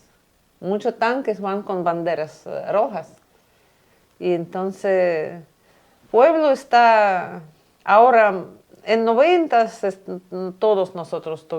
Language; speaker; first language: Spanish; non-native, fluent; Russian